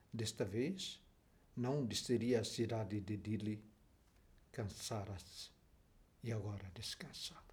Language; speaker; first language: Portuguese; non-native, fluent; Tetum